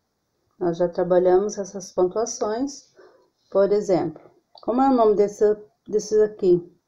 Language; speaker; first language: Portuguese; native; Portuguese